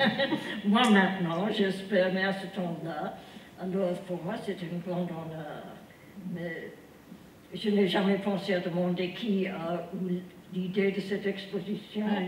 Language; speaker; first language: French; non-native, fluent; English